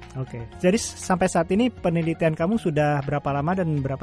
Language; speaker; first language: Indonesian; native; Indonesian